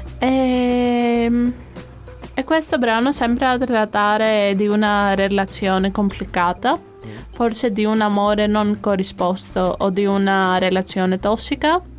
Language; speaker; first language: Italian; non-native, fluent; Greek